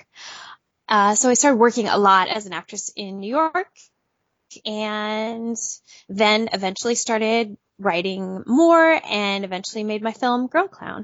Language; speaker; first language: English; native; English